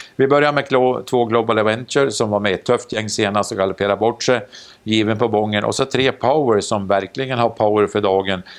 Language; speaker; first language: Swedish; native; Swedish